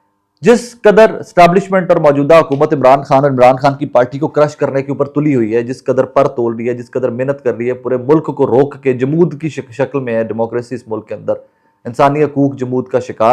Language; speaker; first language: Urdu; non-native, local second language; Punjabi